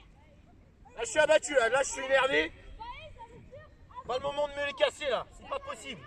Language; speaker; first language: French; native; French